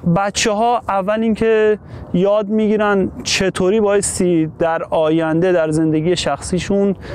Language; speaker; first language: Persian; native; Persian